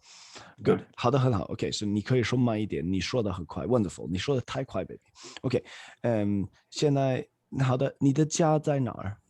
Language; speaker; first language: Chinese; non-native, fluent; Swedish